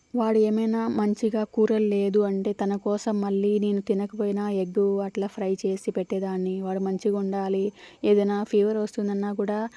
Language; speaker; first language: Telugu; native; Telugu